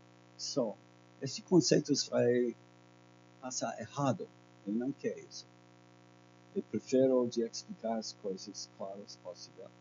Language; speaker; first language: Portuguese; non-native, learner; English